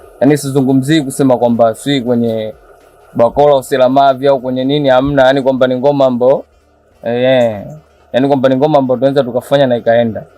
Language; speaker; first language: Swahili; native; Swahili